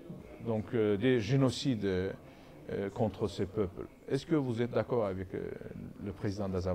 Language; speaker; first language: French; non-native, learner; Azerbaijani